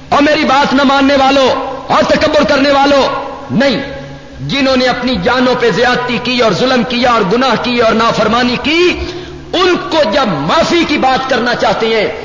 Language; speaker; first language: Urdu; non-native, local second language; Punjabi